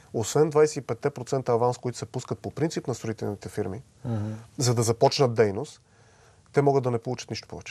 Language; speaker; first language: Bulgarian; native; Bulgarian